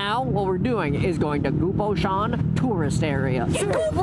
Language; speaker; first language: English; native; English